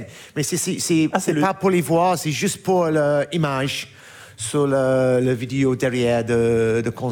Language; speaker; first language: French; non-native, learner; English